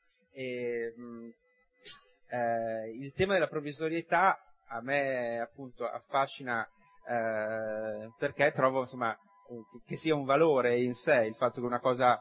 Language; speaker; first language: Italian; native; Italian